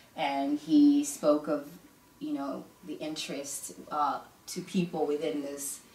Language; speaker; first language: English; early bilingual, other home language; Igbo